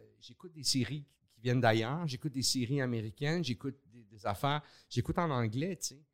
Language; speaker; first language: French; native; French